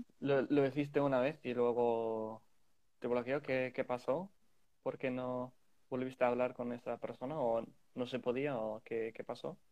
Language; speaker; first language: Spanish; non-native, fluent; English